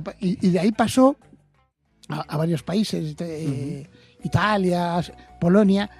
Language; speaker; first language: Spanish; native; Spanish